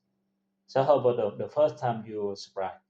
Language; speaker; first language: English; non-native, learner; Vietnamese